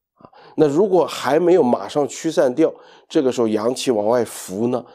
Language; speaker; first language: Chinese; native; Chinese